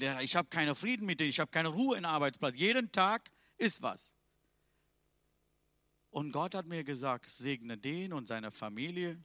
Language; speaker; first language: German; non-native, learner; Tamil